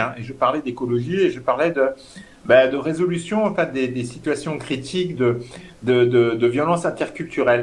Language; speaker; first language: French; native; French